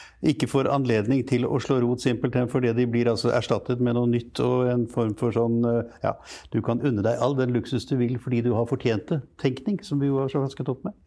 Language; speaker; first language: Norwegian; native; Norwegian